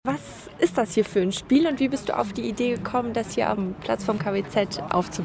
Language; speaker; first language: German; native; German